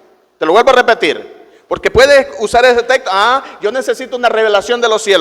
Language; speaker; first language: Spanish; native; Spanish